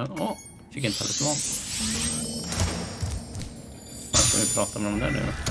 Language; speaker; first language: Swedish; native; Swedish